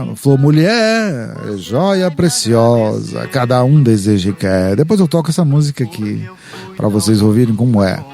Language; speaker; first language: Portuguese; native; Portuguese